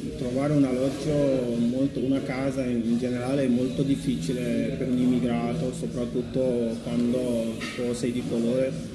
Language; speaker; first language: Italian; non-native, fluent; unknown